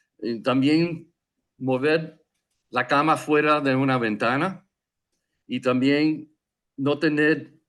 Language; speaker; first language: Spanish; non-native, fluent; English